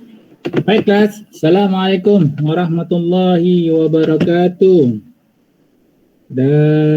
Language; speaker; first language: Malay; native; Malay